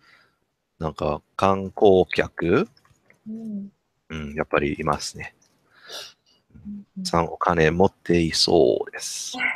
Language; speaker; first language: Japanese; non-native, learner; English